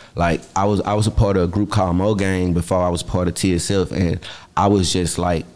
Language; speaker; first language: English; native; English